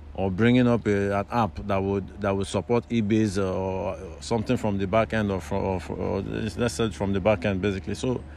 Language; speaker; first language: English; non-native, local second language; Yoruba